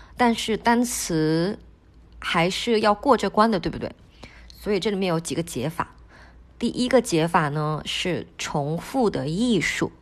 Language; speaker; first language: Chinese; non-native, local second language; Min Nan Chinese